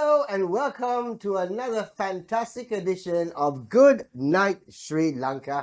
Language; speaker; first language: English; non-native, local second language; Sinhala